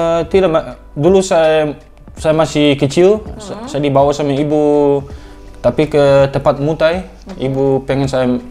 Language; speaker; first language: Indonesian; non-native, fluent; Dutch